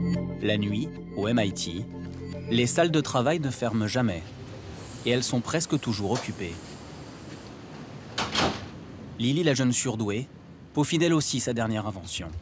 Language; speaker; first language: French; native; French